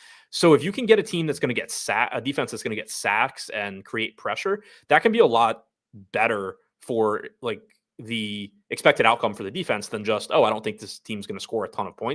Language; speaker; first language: English; native; English